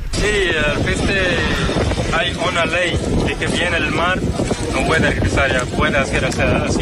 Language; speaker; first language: Spanish; non-native, learner; Arabic